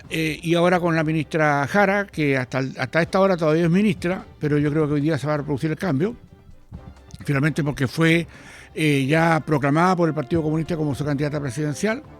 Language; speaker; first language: Spanish; native; Spanish